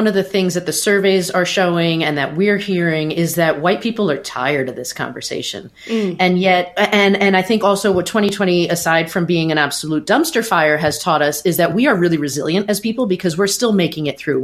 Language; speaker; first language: English; native; English